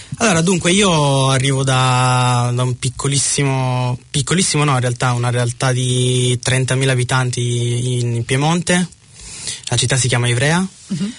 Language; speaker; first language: Italian; early bilingual, other home language; German